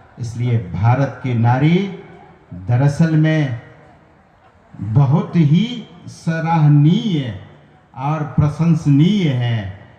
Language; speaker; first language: Hindi; native; Hindi